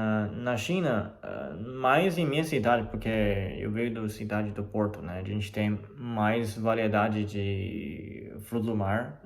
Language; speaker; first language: Portuguese; non-native, fluent; Chinese